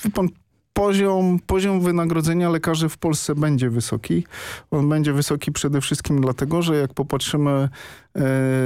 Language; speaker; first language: Polish; native; Polish